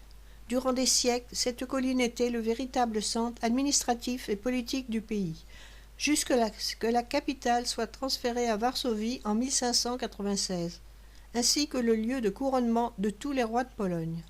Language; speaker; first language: French; native; French